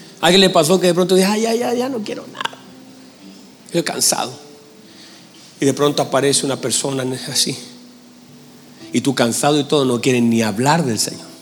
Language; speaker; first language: Spanish; native; Spanish